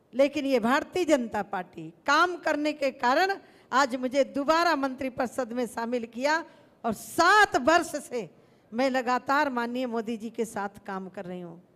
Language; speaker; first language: Hindi; native; Hindi